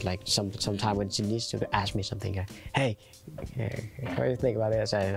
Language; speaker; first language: English; non-native, fluent; Vietnamese